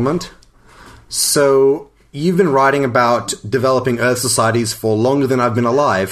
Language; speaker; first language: English; native; English